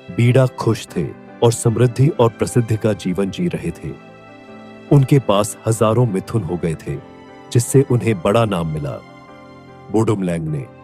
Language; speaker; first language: Hindi; non-native, local second language; Nyishi